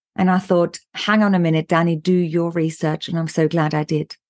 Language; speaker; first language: English; non-native, fluent; German